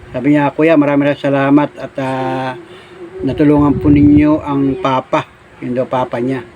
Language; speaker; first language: Filipino; native; Filipino